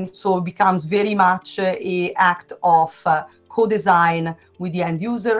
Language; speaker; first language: English; non-native, fluent; Italian